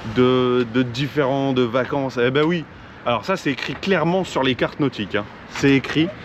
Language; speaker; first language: French; native; French